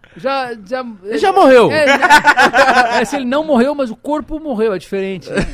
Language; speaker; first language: Portuguese; native; Portuguese